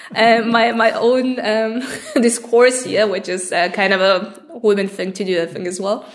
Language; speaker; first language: English; non-native, fluent; Bulgarian